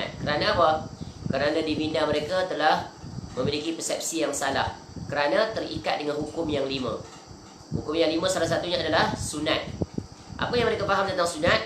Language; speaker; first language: Malay; native; Malay